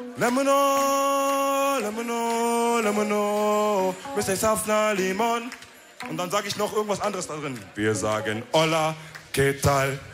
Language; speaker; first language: German; early bilingual, other home language; Wolof